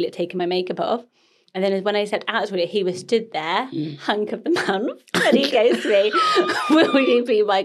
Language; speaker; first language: English; native; English